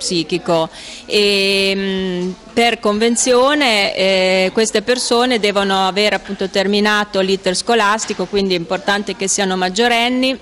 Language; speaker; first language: Italian; native; Italian